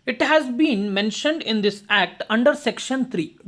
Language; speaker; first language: English; non-native, local second language; Kannada